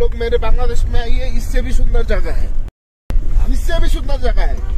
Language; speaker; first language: Hindi; non-native, learner; Bangla